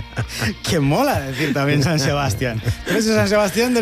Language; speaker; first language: Spanish; native; Spanish